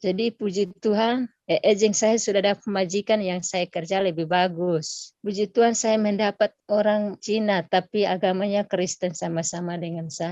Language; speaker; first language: Indonesian; non-native, local second language; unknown